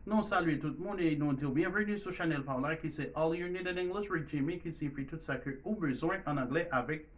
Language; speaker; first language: French; non-native, learner; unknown